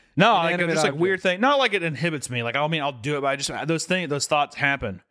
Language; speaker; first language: English; native; English